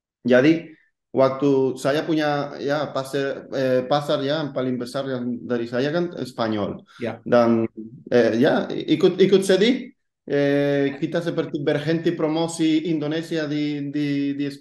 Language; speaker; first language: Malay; non-native, fluent; Spanish